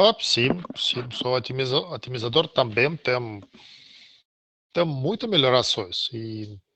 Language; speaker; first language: Portuguese; non-native, learner; Russian